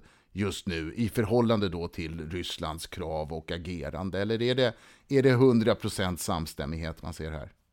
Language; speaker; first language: Swedish; native; Swedish